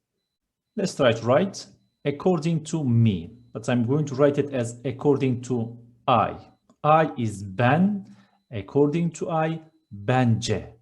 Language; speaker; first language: English; non-native, fluent; Turkish